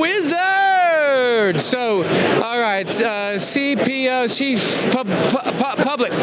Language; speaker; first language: English; native; English